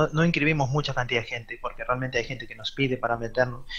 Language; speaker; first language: Spanish; native; Spanish